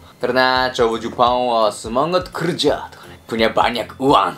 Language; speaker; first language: Indonesian; non-native, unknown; Japanese